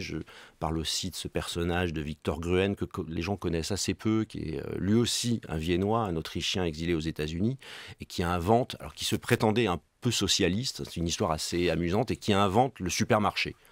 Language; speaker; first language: French; native; French